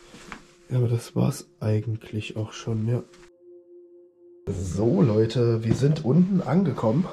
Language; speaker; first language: German; native; German